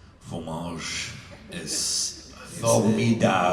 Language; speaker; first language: French; non-native, learner; English